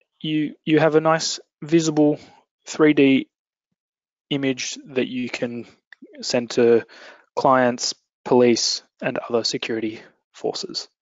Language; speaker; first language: English; native; English